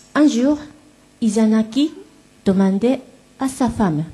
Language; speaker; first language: French; non-native, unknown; Japanese